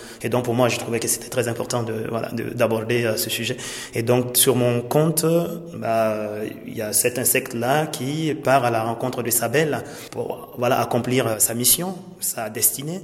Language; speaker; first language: French; non-native, local second language; Mossi